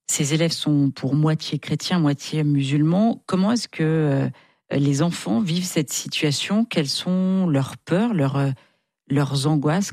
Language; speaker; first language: French; native; French